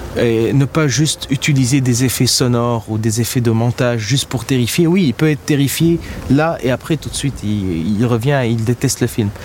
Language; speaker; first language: French; non-native, local second language; Arabic